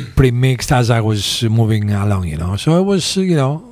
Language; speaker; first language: English; early bilingual, other home language; Greek